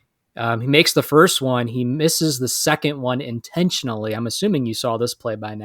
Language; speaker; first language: English; native; English